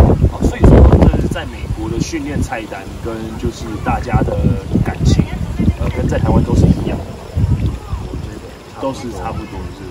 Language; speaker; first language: Chinese; native; Chinese